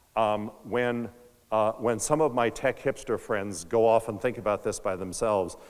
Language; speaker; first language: English; native; English